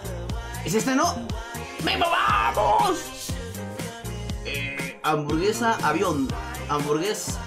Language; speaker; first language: Spanish; native; Spanish